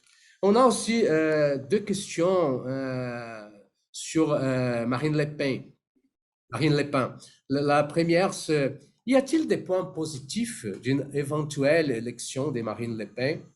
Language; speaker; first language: French; non-native, fluent; Portuguese